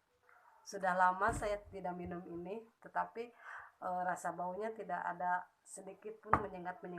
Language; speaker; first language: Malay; non-native, local second language; Sundanese